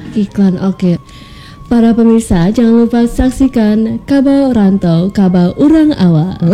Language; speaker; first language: Indonesian; early bilingual, heritage; Indonesian